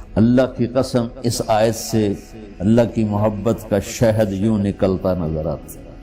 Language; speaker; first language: Urdu; non-native, local second language; Punjabi